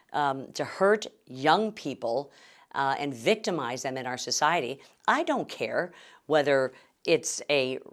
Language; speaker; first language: English; native; English